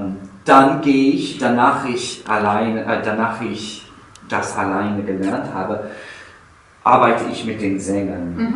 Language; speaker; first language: German; non-native, fluent; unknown